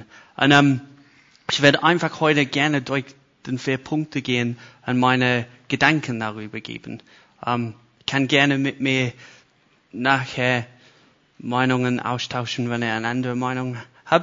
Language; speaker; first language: German; non-native, fluent; English